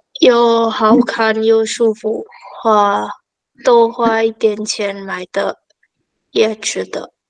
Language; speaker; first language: Chinese; non-native, learner; Indonesian